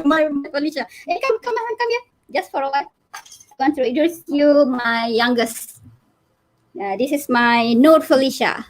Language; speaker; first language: English; non-native, learner; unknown